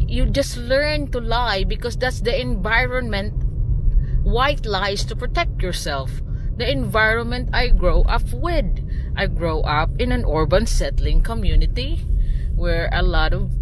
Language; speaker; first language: English; non-native, local second language; Cebuano